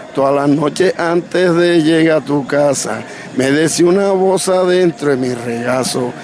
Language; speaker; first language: Spanish; native; Spanish